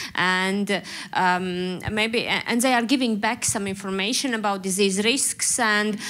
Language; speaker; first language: English; non-native, fluent; Latvian